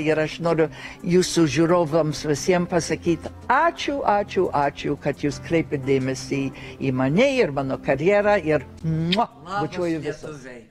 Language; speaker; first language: Lithuanian; early bilingual, heritage; Lithuanian